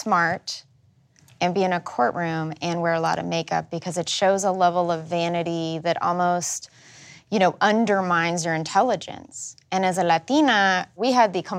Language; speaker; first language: English; early bilingual, other home language; Spanish